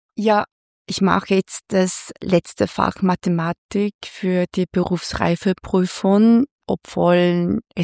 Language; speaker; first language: German; non-native, fluent; Chinese